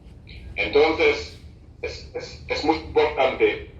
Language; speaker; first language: Spanish; non-native, fluent; French